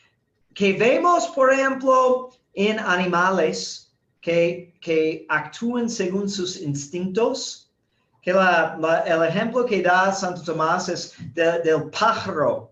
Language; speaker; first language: Spanish; non-native, fluent; English